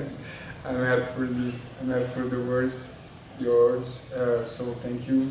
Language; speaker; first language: English; non-native, learner; Portuguese